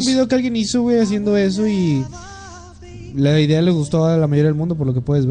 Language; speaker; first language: Spanish; native; Spanish